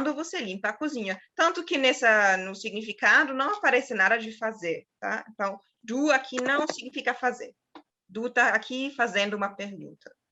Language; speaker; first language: Portuguese; non-native, fluent; German